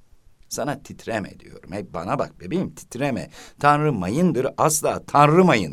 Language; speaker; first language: Turkish; native; Turkish